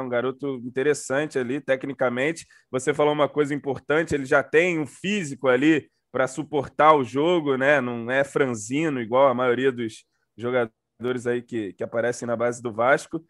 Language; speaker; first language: Portuguese; native; Portuguese